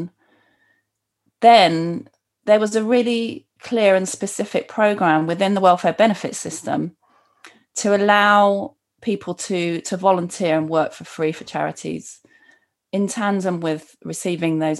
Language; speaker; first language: English; native; English